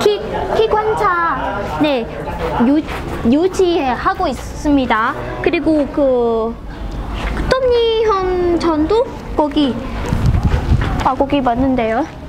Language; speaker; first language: Korean; non-native, learner; Vietnamese